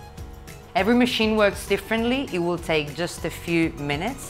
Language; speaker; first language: English; non-native, fluent; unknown